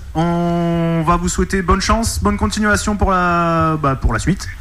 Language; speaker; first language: French; native; French